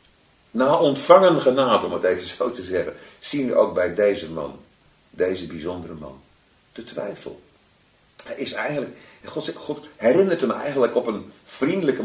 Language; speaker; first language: Dutch; native; Dutch